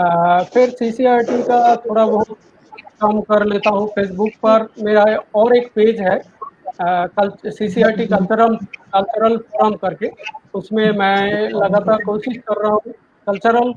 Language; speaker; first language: Hindi; non-native, local second language; Bangla